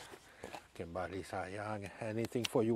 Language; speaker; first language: Indonesian; non-native, learner; French